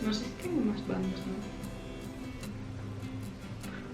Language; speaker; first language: Spanish; non-native, fluent; English